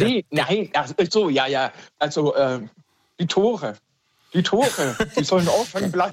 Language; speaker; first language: German; native; German